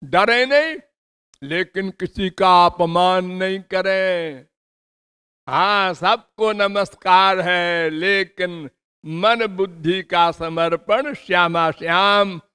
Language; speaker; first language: Hindi; native; Hindi